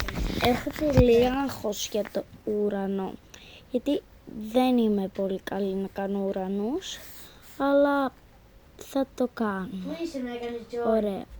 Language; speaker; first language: Greek; native; Greek